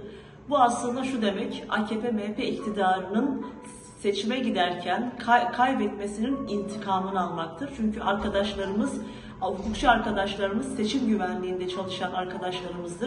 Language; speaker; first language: Turkish; native; Turkish